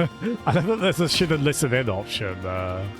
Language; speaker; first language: English; native; English